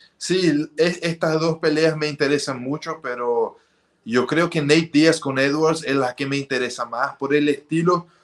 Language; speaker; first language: Spanish; early bilingual, heritage; Spanish